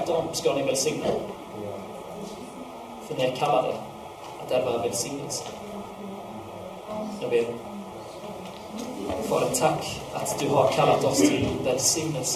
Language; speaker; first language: Swedish; non-native, fluent; English